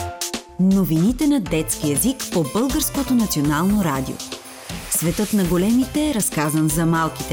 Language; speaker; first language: Bulgarian; native; Bulgarian